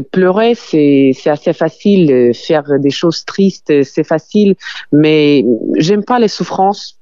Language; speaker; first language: French; non-native, fluent; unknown